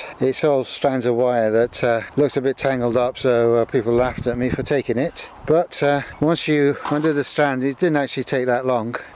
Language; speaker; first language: English; native; English